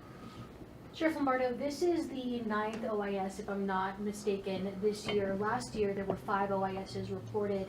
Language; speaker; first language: English; native; English